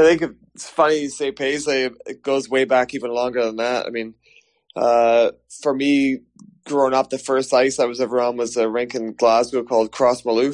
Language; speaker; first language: English; native; English